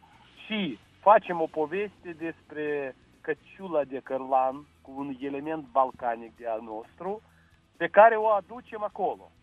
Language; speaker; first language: Romanian; non-native, local second language; Russian